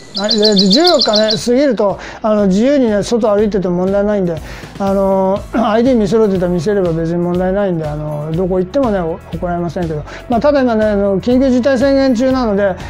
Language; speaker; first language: Japanese; native; Japanese